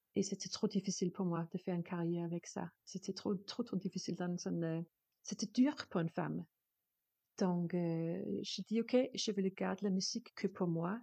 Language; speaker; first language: French; non-native, learner; Danish